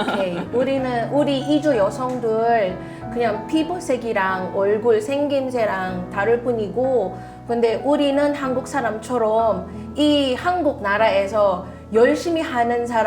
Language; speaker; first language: Korean; non-native, fluent; Filipino